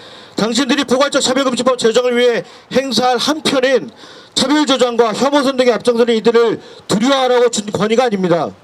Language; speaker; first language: Korean; native; Korean